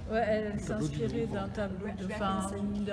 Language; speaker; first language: French; native; French